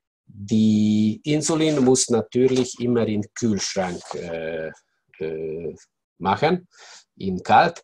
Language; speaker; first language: German; non-native, learner; Hungarian